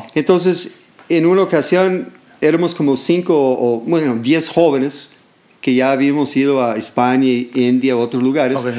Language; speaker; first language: Spanish; non-native, fluent; English